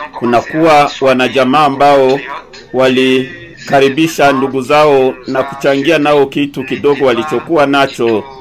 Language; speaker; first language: Swahili; native; Swahili